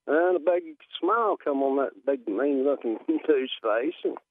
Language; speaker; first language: English; native; English